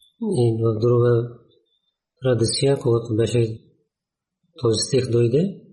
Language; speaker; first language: Bulgarian; non-native, learner; Urdu